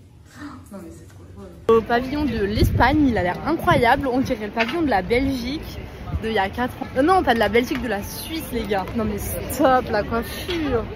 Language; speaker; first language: French; native; French